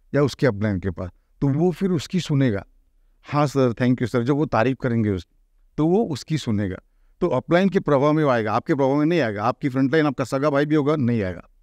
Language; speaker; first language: Hindi; non-native, local second language; Marathi